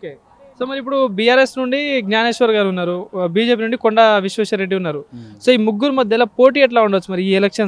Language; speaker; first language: Telugu; native; Telugu